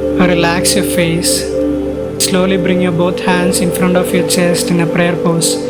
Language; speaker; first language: English; non-native, local second language; Malayalam